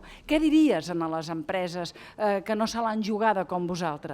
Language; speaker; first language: Catalan; native; Catalan